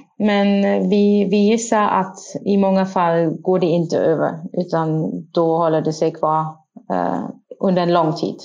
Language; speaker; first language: Swedish; non-native, fluent; German